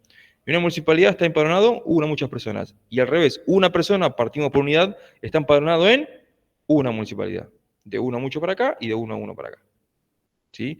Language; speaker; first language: Spanish; native; Spanish